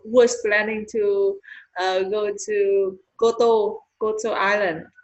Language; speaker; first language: English; non-native, learner; Vietnamese